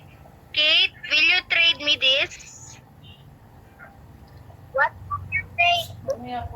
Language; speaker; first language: English; non-native, local second language; Filipino